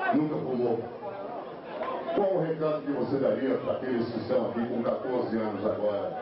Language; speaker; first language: Portuguese; native; Portuguese